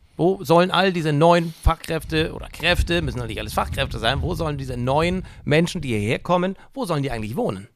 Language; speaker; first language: German; native; German